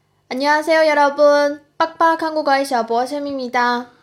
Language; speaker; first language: Korean; non-native, fluent; Chinese